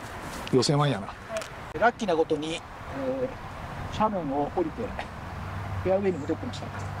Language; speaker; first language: Japanese; native; Japanese